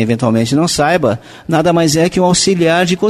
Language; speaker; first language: Portuguese; native; Portuguese